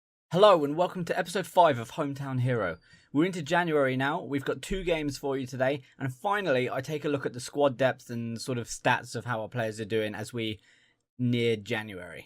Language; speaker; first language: English; native; English